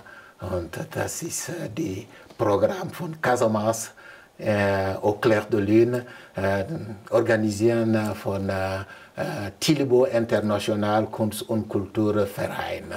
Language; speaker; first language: German; non-native, learner; Mandingo